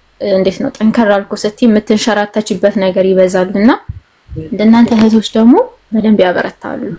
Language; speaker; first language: Amharic; native; Amharic